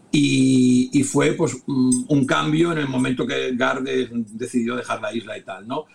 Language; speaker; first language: Spanish; native; Spanish